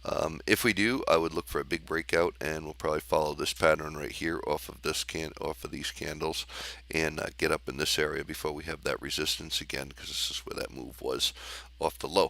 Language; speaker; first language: English; native; English